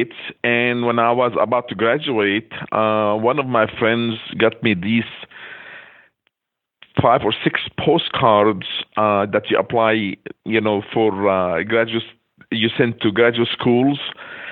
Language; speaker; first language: English; non-native, fluent; Hebrew